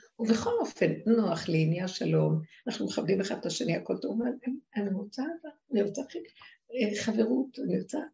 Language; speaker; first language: Hebrew; native; Hebrew